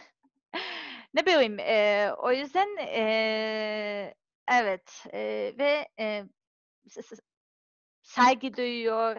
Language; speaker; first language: Turkish; non-native, learner; Serbian